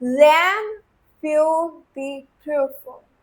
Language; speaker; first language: German; non-native, fluent; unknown